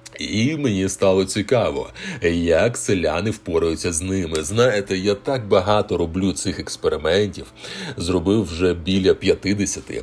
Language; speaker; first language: Ukrainian; native; Ukrainian